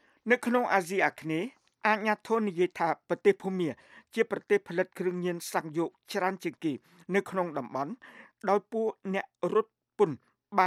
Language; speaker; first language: Khmer; native; Khmer